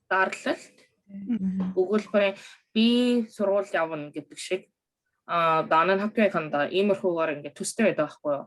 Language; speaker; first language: Mongolian; early bilingual, other home language; Korean